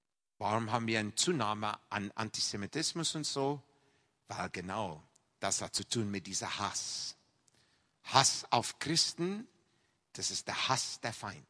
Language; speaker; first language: German; non-native, fluent; English